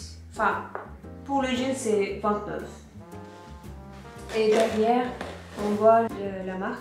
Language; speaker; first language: French; non-native, fluent; Turkish